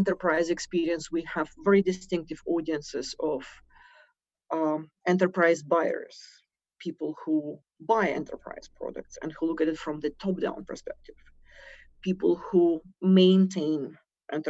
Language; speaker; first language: English; non-native, fluent; Russian